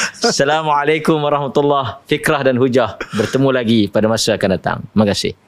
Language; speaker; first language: Malay; native; Malay